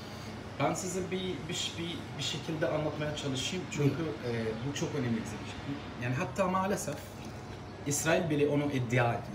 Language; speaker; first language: Turkish; non-native, fluent; Arabic